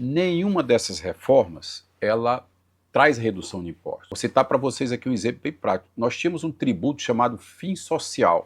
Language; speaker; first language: Portuguese; native; Portuguese